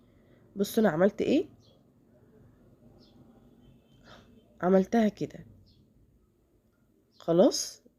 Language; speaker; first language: Arabic; native; Arabic